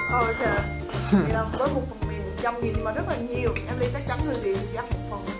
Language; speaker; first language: Vietnamese; native; Vietnamese